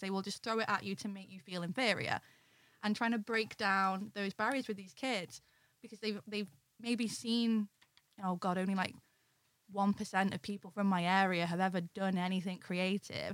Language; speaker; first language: English; native; English